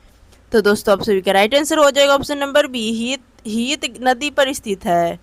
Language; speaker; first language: Hindi; native; Hindi